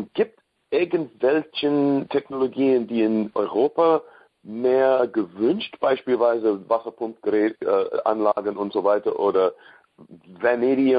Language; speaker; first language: German; non-native, learner; English